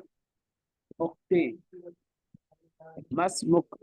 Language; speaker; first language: Arabic; non-native, learner; Urdu